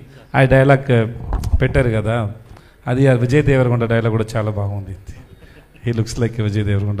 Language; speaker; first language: Telugu; non-native, learner; Tamil